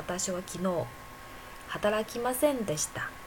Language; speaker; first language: Japanese; non-native, fluent; Chinese